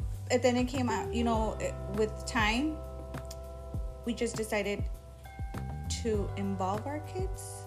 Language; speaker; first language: English; early bilingual, other home language; Spanish